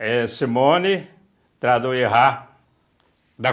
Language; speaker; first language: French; non-native, learner; Portuguese